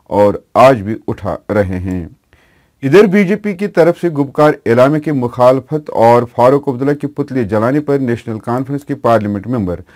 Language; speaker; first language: Urdu; non-native, local second language; Kashmiri